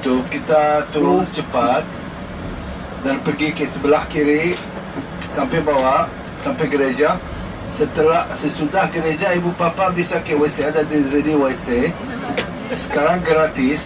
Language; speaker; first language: Indonesian; non-native, learner; Hebrew